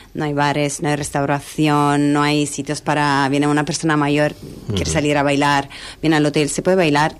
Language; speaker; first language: Spanish; non-native, fluent; Italian